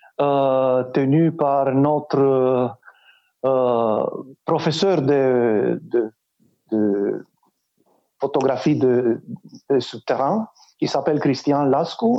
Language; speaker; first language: French; non-native, learner; Romanian